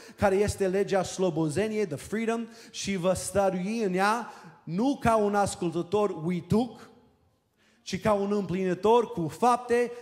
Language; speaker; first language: Romanian; early bilingual, heritage; Romanian